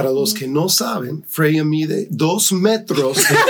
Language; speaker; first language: Spanish; non-native, fluent; English